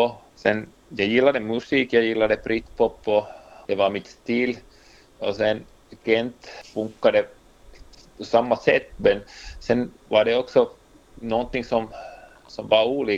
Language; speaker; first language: Swedish; non-native, local second language; Finnish